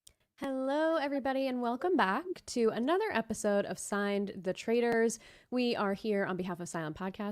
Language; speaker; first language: English; native; English